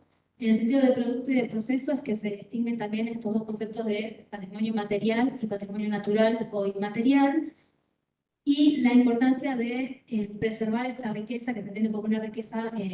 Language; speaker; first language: Spanish; native; Spanish